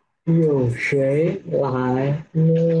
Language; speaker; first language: Chinese; non-native, learner; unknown